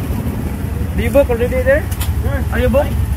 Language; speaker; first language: English; non-native, local second language; Cebuano